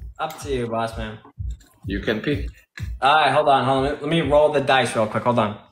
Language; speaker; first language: English; native; English